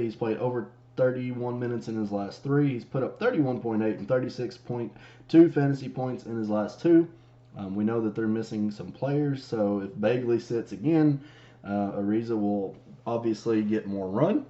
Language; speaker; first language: English; native; English